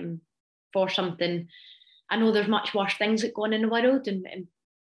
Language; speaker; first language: English; native; English